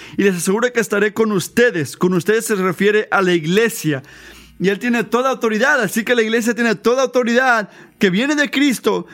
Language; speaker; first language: Spanish; non-native, fluent; English